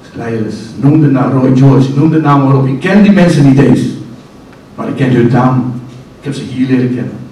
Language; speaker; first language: Dutch; native; Dutch